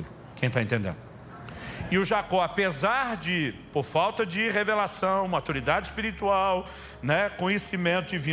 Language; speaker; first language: Portuguese; native; Portuguese